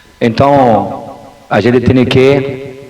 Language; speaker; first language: Portuguese; non-native, fluent; Spanish